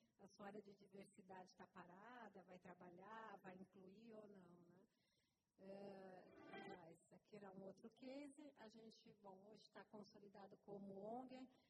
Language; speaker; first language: Portuguese; native; Portuguese